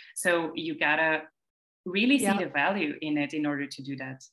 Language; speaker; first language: English; non-native, fluent; Bulgarian